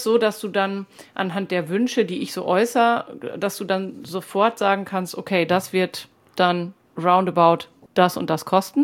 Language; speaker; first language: German; native; German